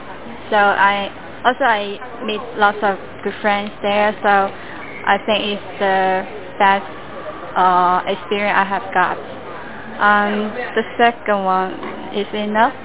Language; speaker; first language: English; non-native, learner; Cantonese